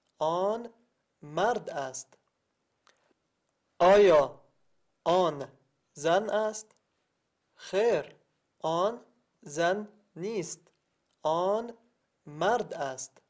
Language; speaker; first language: Persian; non-native, learner; Arabic